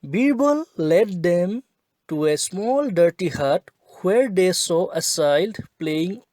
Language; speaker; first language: English; non-native, local second language; Assamese